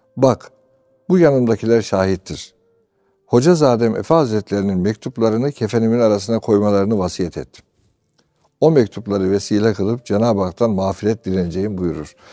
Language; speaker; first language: Turkish; native; Turkish